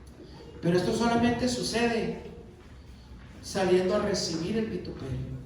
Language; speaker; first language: Spanish; native; Spanish